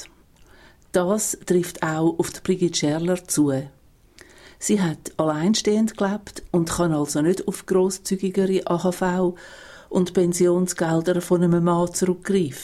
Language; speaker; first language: German; native; German